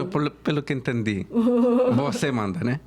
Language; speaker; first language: Portuguese; non-native, fluent; Spanish